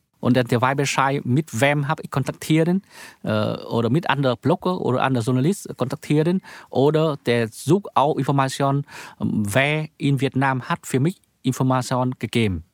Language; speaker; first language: German; non-native, learner; Vietnamese